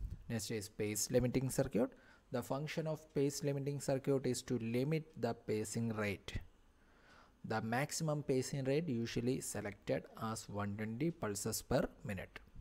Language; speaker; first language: English; non-native, local second language; Malayalam